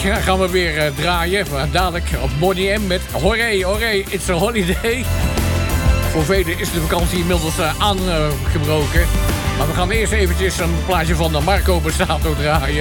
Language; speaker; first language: Dutch; native; Dutch